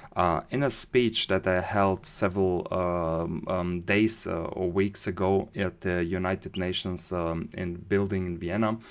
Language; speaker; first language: English; non-native, fluent; German